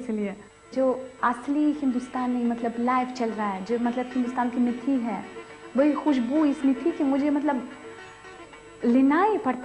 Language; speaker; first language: Hindi; non-native, learner; Russian